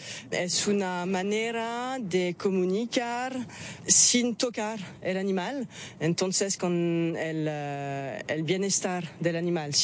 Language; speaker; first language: Spanish; non-native, fluent; French